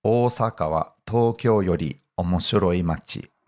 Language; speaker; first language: Japanese; non-native, fluent; English